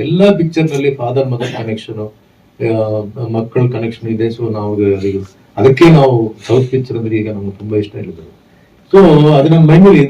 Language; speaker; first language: Kannada; non-native, fluent; Tulu